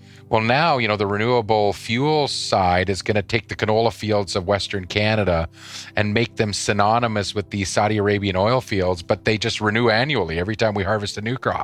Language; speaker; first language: English; native; English